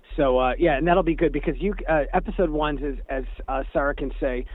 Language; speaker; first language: English; native; English